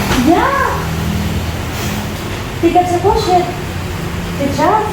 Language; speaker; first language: Russian; non-native, learner; Filipino